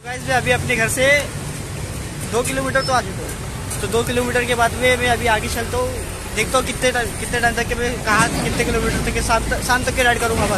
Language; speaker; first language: Hindi; native; Hindi